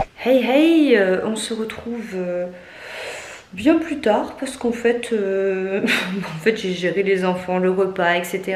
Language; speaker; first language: French; native; French